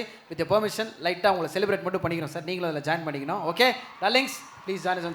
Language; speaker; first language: Tamil; native; Tamil